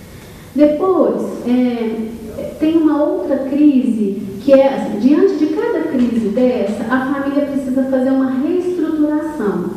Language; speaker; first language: Portuguese; native; Portuguese